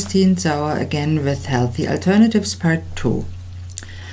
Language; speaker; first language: English; non-native, fluent; German